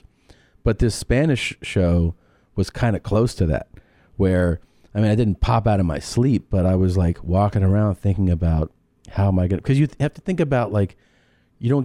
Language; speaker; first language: English; native; English